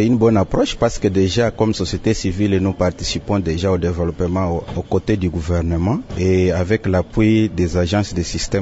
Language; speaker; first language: French; non-native, local second language; Swahili